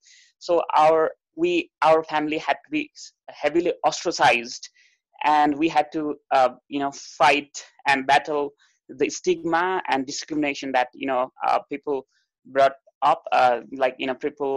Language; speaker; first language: English; non-native, local second language; Nepali